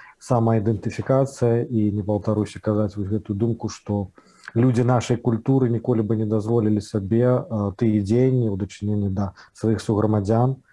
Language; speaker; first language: Belarusian; non-native, local second language; Russian